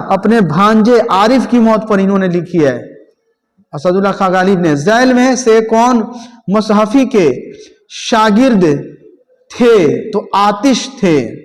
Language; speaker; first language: Hindi; native; Hindi